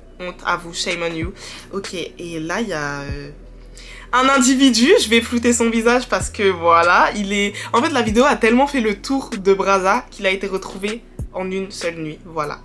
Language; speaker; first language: French; early bilingual, other home language; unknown